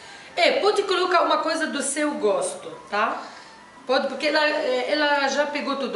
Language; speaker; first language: Portuguese; non-native, fluent; Arabic